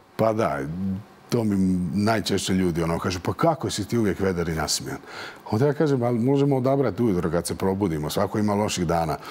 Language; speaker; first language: Croatian; native; Croatian